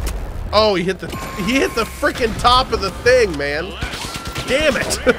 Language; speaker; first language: English; native; English